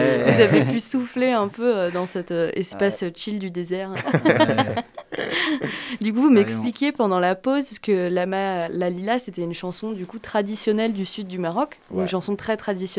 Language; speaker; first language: French; native; French